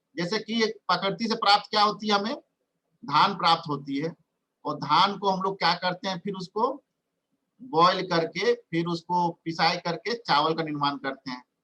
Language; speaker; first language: Hindi; native; Hindi